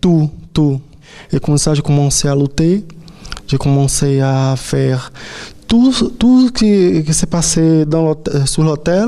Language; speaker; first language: French; non-native, fluent; Portuguese